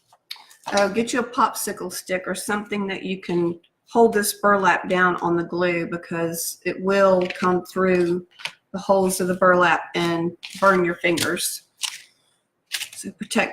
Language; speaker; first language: English; native; English